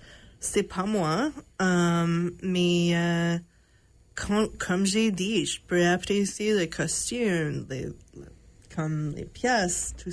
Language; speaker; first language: French; non-native, local second language; English